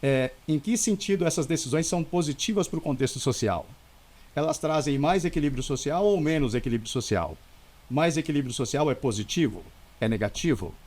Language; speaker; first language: Portuguese; native; Portuguese